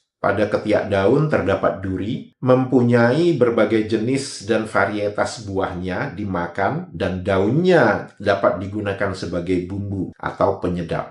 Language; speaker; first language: Indonesian; native; Indonesian